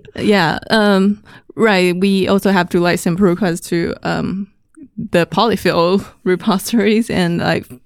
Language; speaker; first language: English; non-native, fluent; Chinese